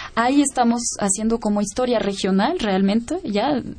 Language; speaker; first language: Spanish; non-native, fluent; French